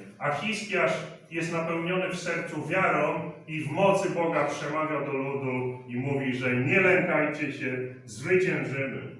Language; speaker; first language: Polish; native; Polish